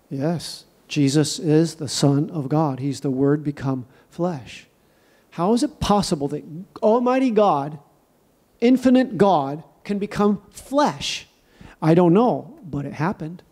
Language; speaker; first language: English; native; English